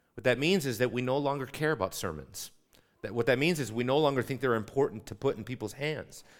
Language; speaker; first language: English; native; English